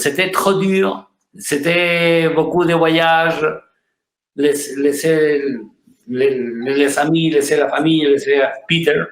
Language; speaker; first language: French; non-native, fluent; Spanish